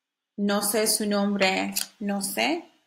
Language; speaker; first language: Spanish; non-native, fluent; English